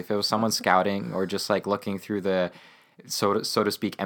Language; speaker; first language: English; non-native, fluent; Ukrainian